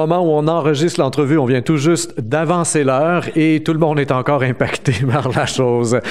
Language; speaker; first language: French; native; French